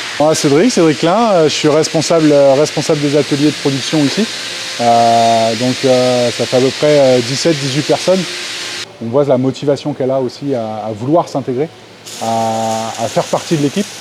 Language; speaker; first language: French; native; French